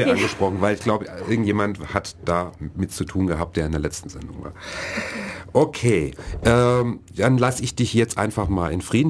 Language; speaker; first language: German; native; German